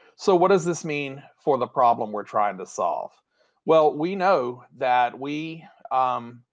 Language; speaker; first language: English; native; English